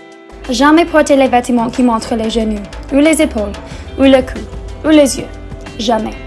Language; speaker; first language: French; non-native, learner; English